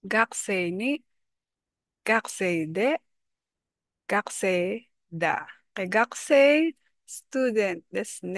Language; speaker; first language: Japanese; non-native, learner; Filipino